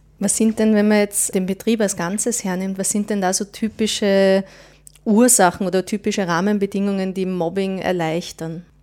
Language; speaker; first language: German; native; German